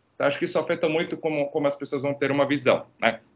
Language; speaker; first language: Portuguese; non-native, fluent; Croatian